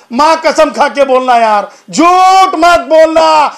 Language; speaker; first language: Hindi; non-native, local second language; Marathi